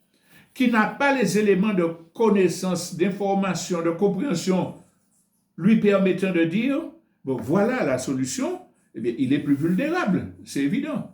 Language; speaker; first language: French; native; French